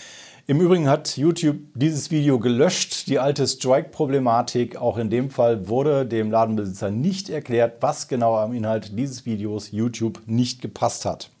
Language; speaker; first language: German; native; German